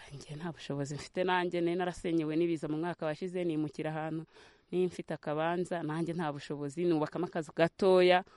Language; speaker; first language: Kinyarwanda; native; Kinyarwanda